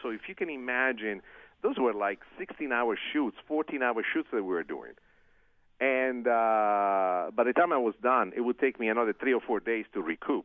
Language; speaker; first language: English; non-native, fluent; Italian